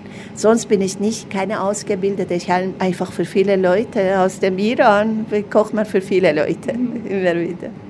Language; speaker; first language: German; non-native, fluent; Persian